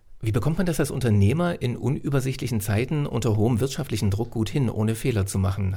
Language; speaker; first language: German; native; German